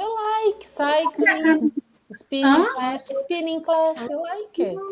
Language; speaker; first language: English; non-native, fluent; Portuguese